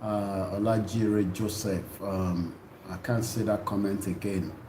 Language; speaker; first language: English; non-native, local second language; Yoruba